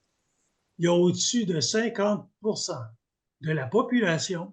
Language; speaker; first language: French; native; French